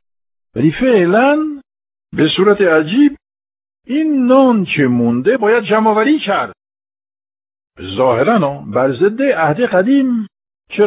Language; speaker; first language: Persian; non-native, fluent; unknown